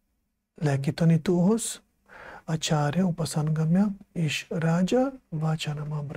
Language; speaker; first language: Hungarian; non-native, fluent; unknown